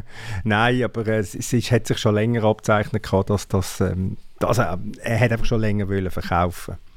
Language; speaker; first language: German; native; German